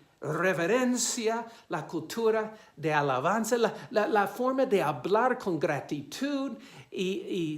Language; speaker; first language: Spanish; non-native, fluent; English